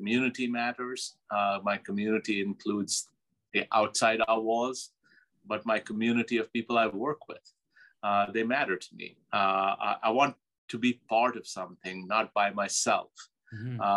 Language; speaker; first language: English; non-native, local second language; Urdu